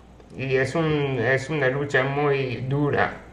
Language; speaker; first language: Spanish; non-native, fluent; English